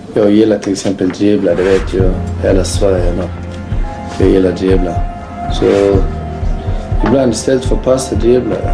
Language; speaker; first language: Swedish; early bilingual, other home language; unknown